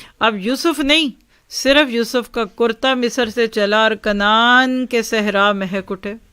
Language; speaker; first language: Urdu; native; Urdu